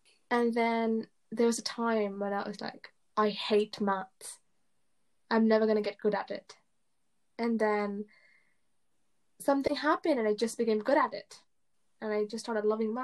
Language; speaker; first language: English; early bilingual, other home language; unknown